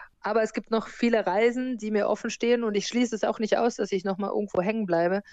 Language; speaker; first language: German; native; German